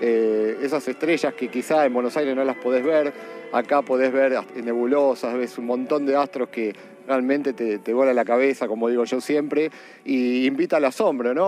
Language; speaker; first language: Spanish; native; Spanish